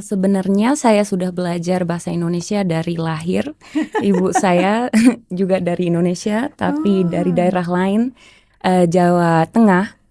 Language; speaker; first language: Indonesian; early bilingual, heritage; German